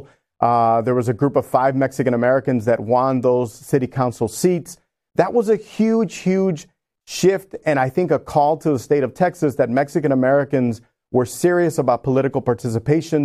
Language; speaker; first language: English; native; English